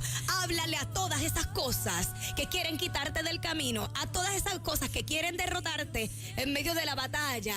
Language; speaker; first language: Spanish; native; Spanish